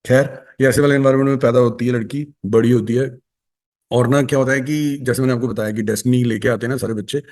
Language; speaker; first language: Hindi; native; Hindi